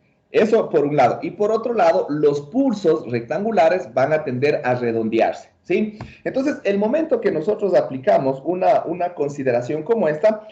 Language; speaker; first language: Spanish; native; Spanish